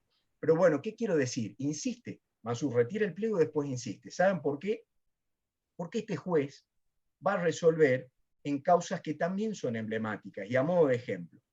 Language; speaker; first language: Spanish; native; Spanish